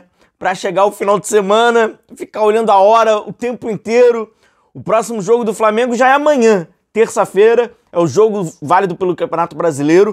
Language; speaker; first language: Portuguese; native; Portuguese